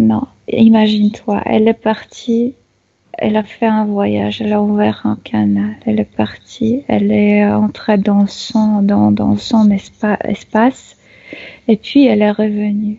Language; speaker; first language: French; non-native, fluent; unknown